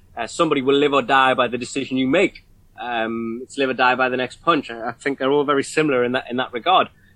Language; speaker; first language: English; native; English